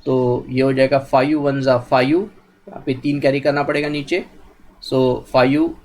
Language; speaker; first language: Hindi; non-native, local second language; Marathi